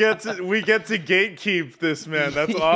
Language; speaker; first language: English; native; English